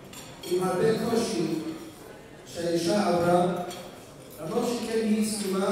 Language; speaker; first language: Hebrew; non-native, fluent; English